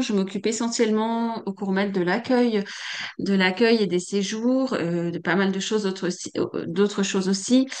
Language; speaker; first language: French; native; French